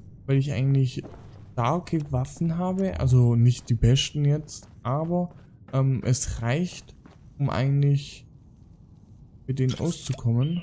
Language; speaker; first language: German; native; German